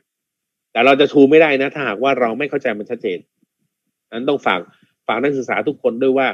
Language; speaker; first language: Thai; native; Thai